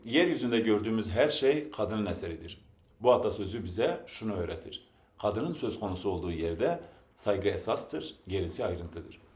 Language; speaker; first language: Turkish; non-native, local second language; Zaza